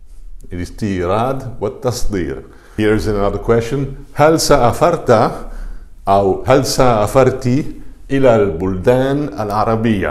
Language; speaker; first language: Arabic; non-native, fluent; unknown